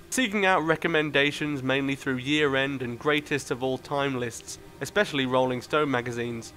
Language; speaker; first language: English; native; English